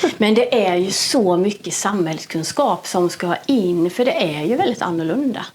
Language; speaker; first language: Swedish; native; Swedish